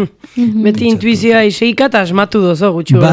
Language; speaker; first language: Basque; native; Basque